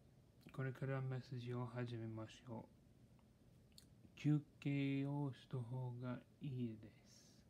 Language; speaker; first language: Japanese; non-native, learner; English